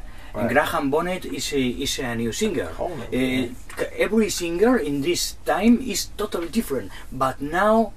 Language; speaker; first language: English; non-native, learner; Spanish